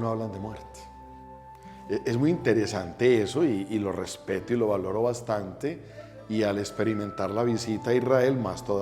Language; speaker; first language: Spanish; native; Spanish